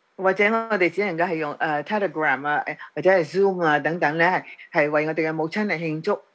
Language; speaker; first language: Chinese; non-native, local second language; Cantonese